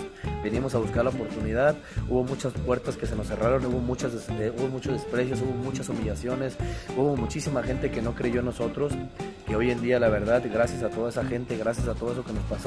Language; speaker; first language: Spanish; native; Spanish